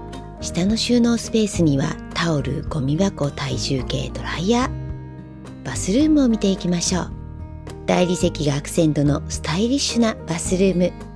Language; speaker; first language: Japanese; native; Japanese